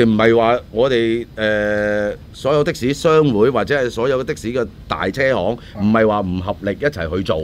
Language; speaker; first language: Cantonese; native; Cantonese